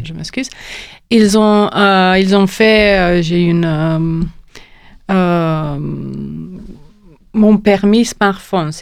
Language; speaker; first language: French; non-native, fluent; Romanian